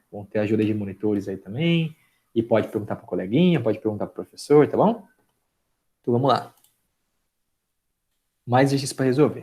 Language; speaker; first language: Portuguese; native; Portuguese